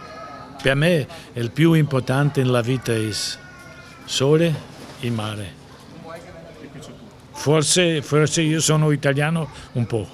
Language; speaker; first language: Italian; non-native, learner; German